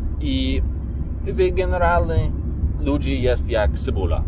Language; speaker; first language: Polish; non-native, learner; English